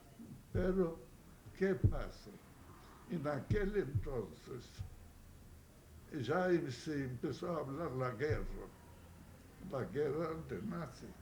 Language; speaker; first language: Spanish; non-native, fluent; Yiddish